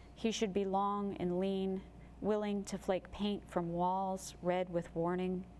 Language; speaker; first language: English; native; English